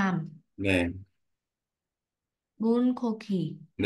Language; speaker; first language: Korean; non-native, learner; Vietnamese